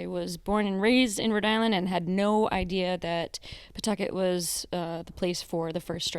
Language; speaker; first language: English; native; English